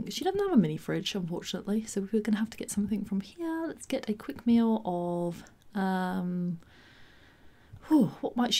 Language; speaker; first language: English; native; English